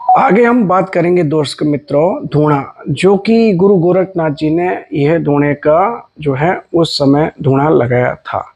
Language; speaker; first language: Hindi; non-native, local second language; Gujarati